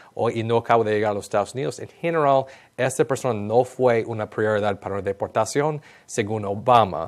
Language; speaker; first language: Spanish; non-native, fluent; English